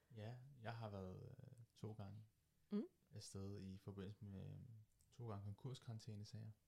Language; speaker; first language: Danish; early bilingual, other home language; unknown